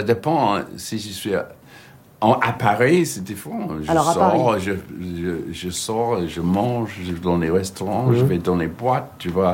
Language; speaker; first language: French; non-native, learner; English